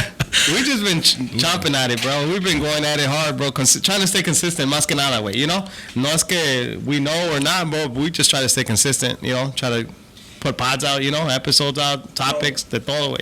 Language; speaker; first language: English; early bilingual, other home language; Spanish